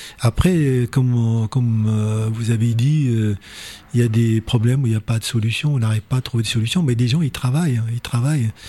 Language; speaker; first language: French; non-native, local second language; Arabic